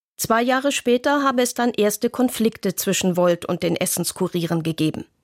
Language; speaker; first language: German; native; German